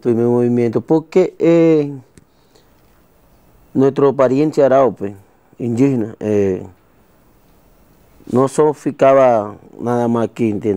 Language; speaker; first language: Portuguese; non-native, learner; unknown